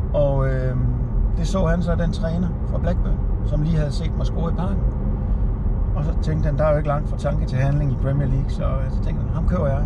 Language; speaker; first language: Danish; native; Danish